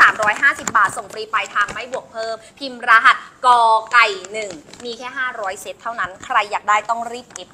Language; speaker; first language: Thai; native; Thai